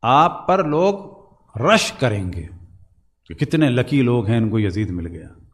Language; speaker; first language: Urdu; native; Urdu